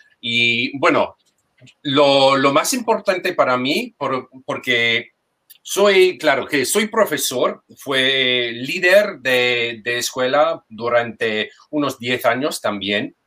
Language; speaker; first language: Spanish; non-native, fluent; English